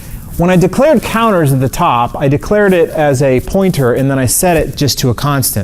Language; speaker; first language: English; native; English